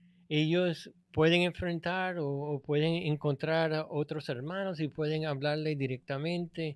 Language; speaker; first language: Spanish; non-native, fluent; English